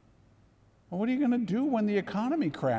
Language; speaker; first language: English; native; English